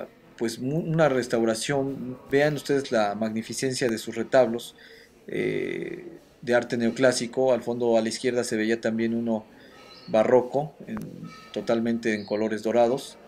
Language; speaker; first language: Spanish; native; Spanish